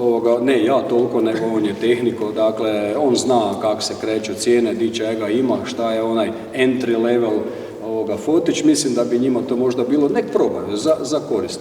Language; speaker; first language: Croatian; native; Croatian